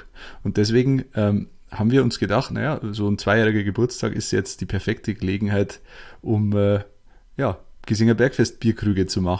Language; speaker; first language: German; native; German